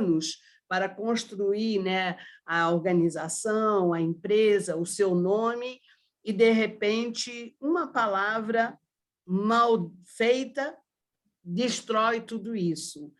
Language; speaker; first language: Portuguese; early bilingual, other home language; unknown